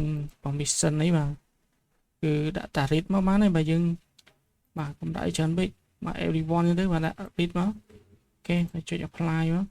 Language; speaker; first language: Khmer; native; Khmer